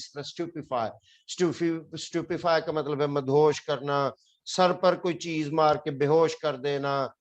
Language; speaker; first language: Urdu; non-native, local second language; Punjabi